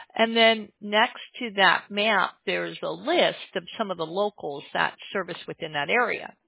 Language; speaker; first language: English; native; English